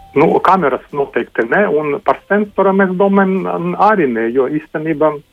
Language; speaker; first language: Latvian; non-native, local second language; Russian